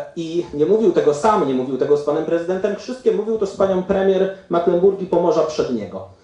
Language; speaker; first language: Polish; native; Polish